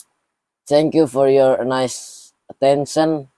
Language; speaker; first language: English; non-native, learner; Indonesian